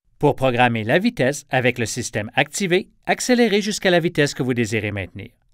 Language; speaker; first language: French; native; French